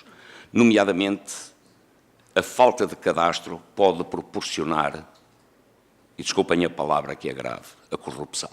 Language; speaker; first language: Portuguese; native; Portuguese